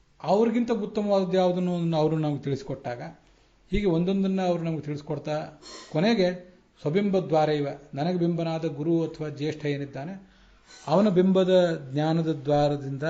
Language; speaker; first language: Kannada; native; Kannada